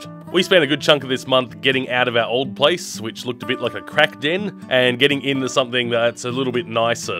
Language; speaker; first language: English; native; English